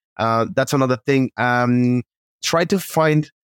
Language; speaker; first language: English; non-native, fluent; Spanish